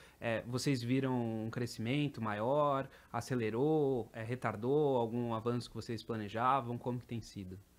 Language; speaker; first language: Portuguese; native; Portuguese